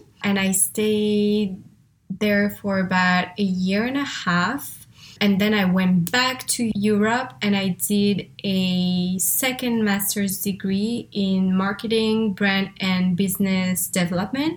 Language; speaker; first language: English; non-native, fluent; French